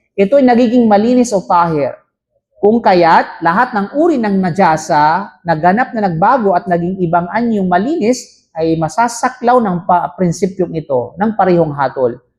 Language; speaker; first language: Filipino; non-native, local second language; Cebuano